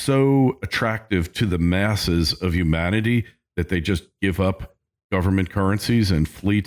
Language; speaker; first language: English; native; English